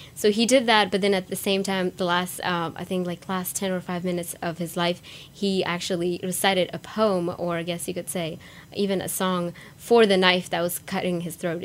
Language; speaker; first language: English; early bilingual, other home language; Persian